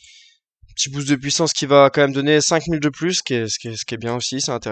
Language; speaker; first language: French; native; French